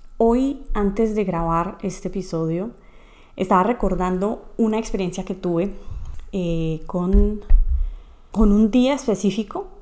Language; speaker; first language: Spanish; native; Spanish